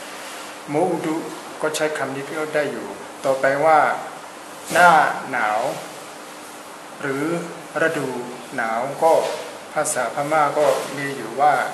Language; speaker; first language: Thai; non-native, fluent; Burmese